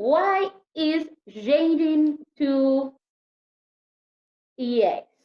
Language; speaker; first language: English; non-native, learner; Spanish